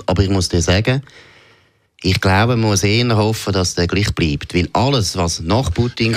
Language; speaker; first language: German; native; German